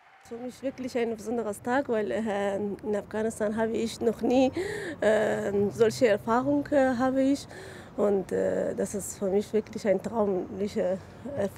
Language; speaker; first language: German; non-native, learner; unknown